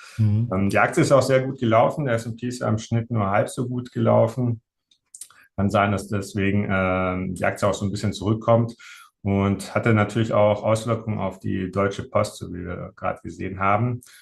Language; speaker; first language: German; native; German